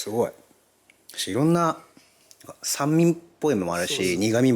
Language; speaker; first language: Japanese; native; Japanese